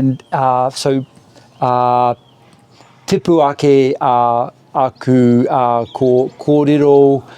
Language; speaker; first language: Māori; non-native, local second language; English